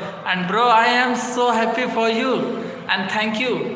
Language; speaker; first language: English; non-native, learner; Hindi